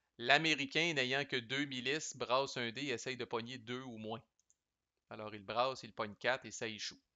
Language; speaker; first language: French; native; French